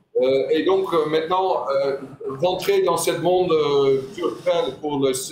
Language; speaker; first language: French; non-native, fluent; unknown